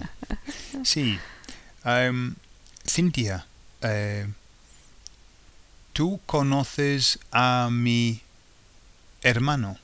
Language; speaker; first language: Spanish; non-native, fluent; English